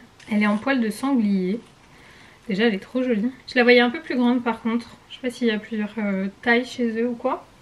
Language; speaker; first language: French; native; French